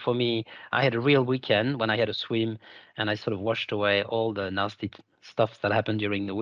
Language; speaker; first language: English; non-native, fluent; French